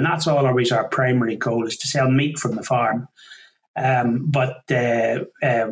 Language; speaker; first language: English; native; English